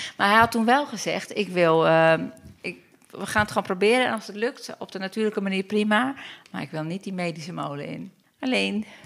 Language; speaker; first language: Dutch; early bilingual, other home language; Turkish